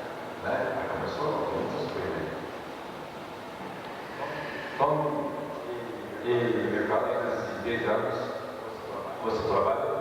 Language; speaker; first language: Portuguese; non-native, learner; Japanese